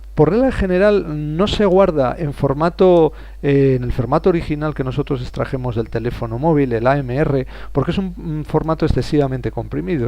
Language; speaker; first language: Spanish; native; Spanish